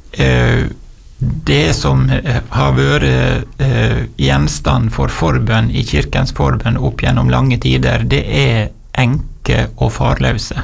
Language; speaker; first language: Norwegian; native; Norwegian